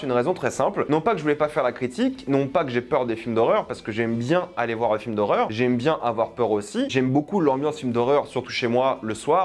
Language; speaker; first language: French; native; French